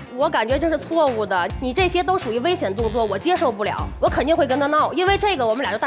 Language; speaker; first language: Chinese; native; Chinese